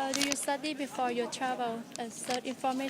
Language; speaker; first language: English; non-native, learner; Thai